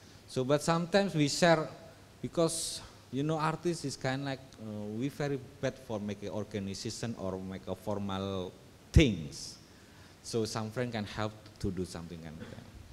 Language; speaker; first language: English; non-native, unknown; Indonesian